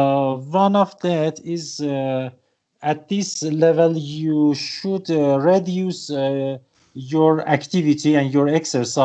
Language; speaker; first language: English; non-native, learner; Persian